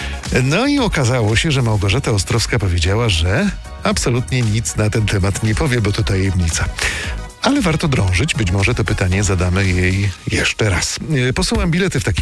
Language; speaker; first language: Polish; native; Polish